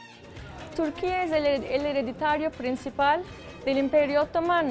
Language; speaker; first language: Spanish; non-native, fluent; Turkish